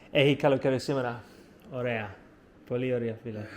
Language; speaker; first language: Greek; non-native, learner; English